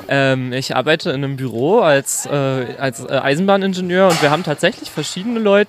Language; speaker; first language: German; native; German